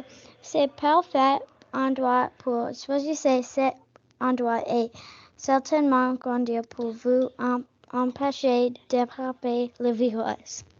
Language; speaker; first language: French; non-native, learner; English